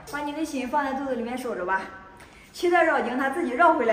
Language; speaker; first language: Chinese; native; Chinese